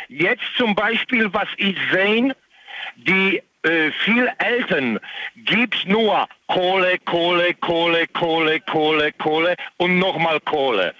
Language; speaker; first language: German; non-native, learner; Polish